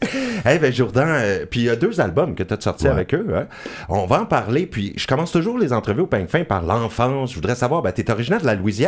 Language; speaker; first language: French; native; French